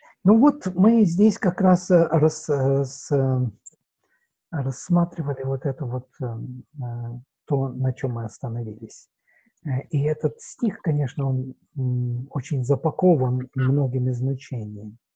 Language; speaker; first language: Russian; native; Russian